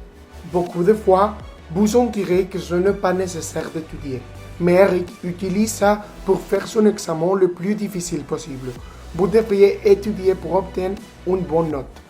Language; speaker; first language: French; non-native, learner; Spanish